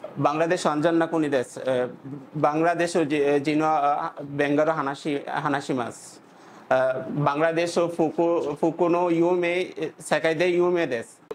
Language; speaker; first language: Japanese; non-native, learner; Bangla